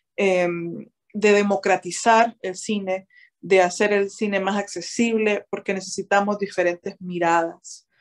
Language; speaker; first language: Spanish; native; Spanish